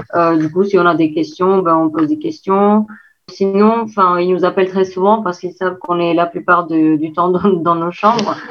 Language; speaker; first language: French; non-native, fluent; Albanian